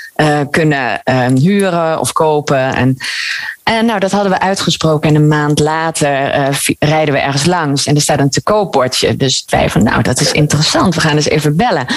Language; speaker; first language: Dutch; native; Dutch